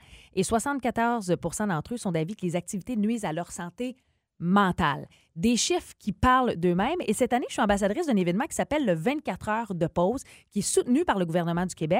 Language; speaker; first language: French; native; French